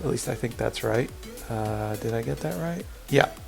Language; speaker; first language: English; native; English